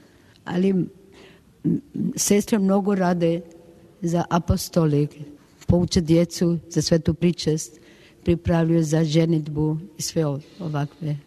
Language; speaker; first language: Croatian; non-native, local second language; Albanian